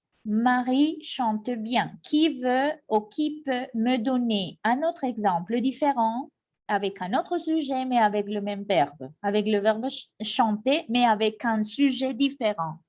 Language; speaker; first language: French; non-native, fluent; Spanish